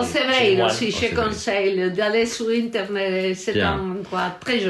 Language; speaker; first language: French; non-native, learner; Galician